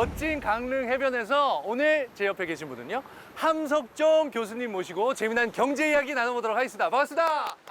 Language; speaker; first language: Korean; native; Korean